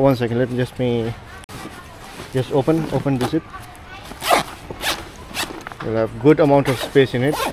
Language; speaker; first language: English; non-native, fluent; Urdu